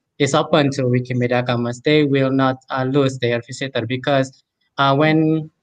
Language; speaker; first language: English; non-native, fluent; Indonesian